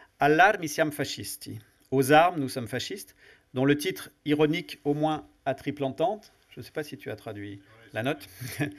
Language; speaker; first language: French; native; French